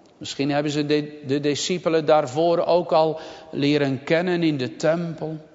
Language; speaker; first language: Dutch; native; Dutch